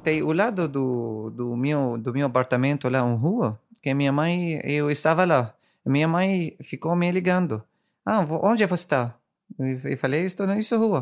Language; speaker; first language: Portuguese; non-native, learner; Arabic